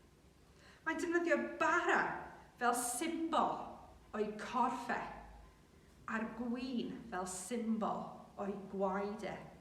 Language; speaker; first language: Welsh; non-native, local second language; English